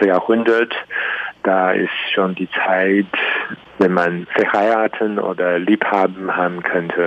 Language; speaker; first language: German; non-native, learner; Chinese